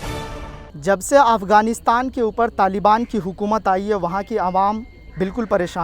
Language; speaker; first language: Hindi; native; Hindi